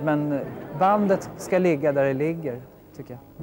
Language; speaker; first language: Swedish; native; Swedish